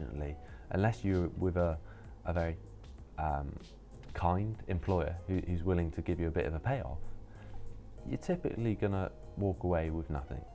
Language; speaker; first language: English; native; English